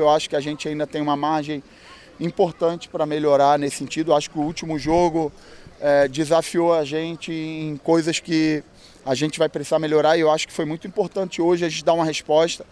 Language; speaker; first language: Portuguese; native; Portuguese